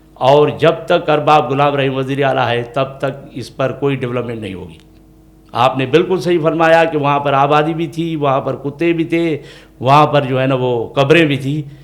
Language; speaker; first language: Urdu; non-native, local second language; Sindhi